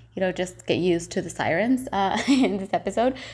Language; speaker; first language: English; non-native, fluent; Spanish